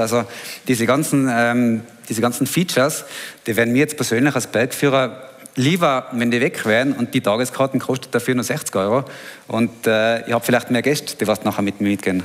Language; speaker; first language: German; native; German